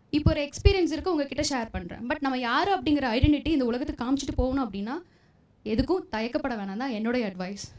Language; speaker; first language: Tamil; non-native, local second language; Telugu